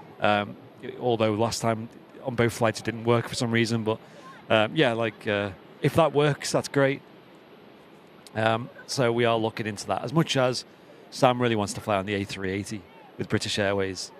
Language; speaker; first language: English; native; English